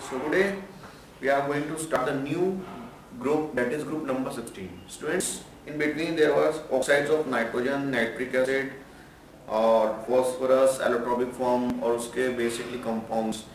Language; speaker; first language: English; non-native, local second language; Hindi